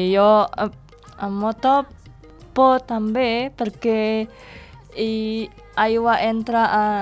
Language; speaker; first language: Catalan; non-native, learner; Indonesian